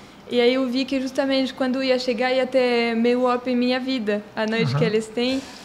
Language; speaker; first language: Portuguese; non-native, fluent; French